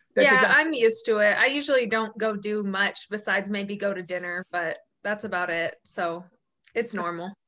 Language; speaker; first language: English; native; English